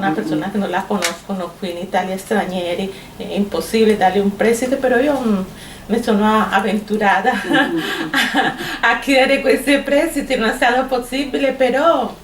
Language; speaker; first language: Italian; non-native, learner; Spanish